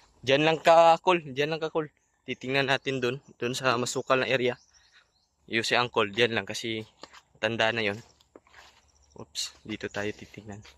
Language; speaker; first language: Filipino; non-native, local second language; Cebuano